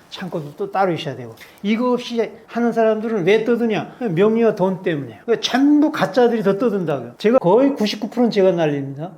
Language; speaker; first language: Korean; native; Korean